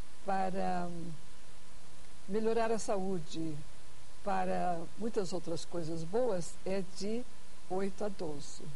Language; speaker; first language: Portuguese; native; Portuguese